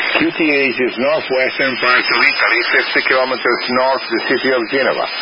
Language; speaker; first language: English; non-native, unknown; Italian